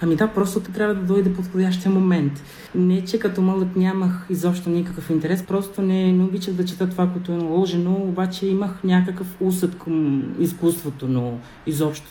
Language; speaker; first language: Bulgarian; non-native, fluent; Spanish